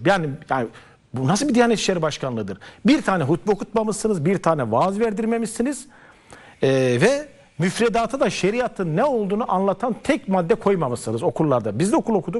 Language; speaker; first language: Turkish; native; Turkish